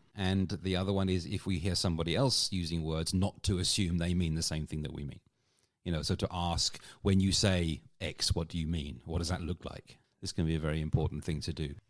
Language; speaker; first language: English; native; English